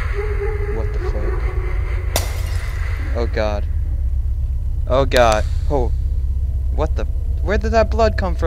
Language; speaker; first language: English; native; English